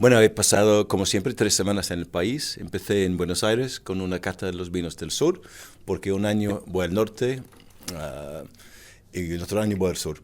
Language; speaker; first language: Spanish; non-native, fluent; English